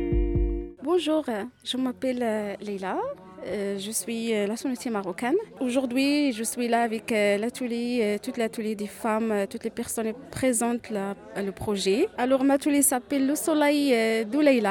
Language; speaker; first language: French; non-native, learner; Arabic